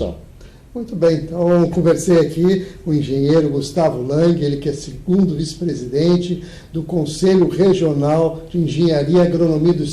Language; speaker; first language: Portuguese; native; Portuguese